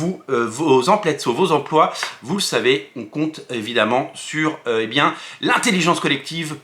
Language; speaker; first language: French; native; French